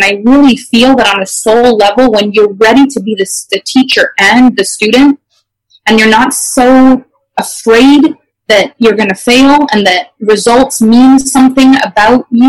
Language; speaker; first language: English; non-native, fluent; French